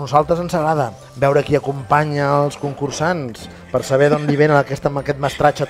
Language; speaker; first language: Catalan; native; Catalan